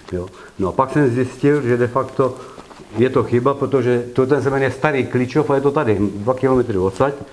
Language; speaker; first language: Czech; early bilingual, heritage; Czech